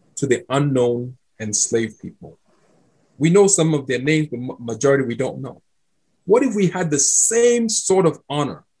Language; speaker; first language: English; non-native, local second language; Akan